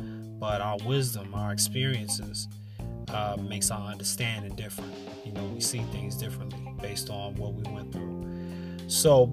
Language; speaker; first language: English; native; English